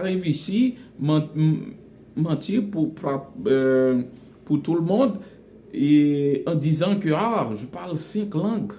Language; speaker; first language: French; non-native, local second language; Haitian Creole